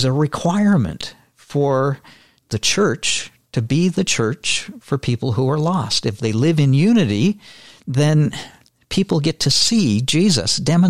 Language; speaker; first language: English; native; English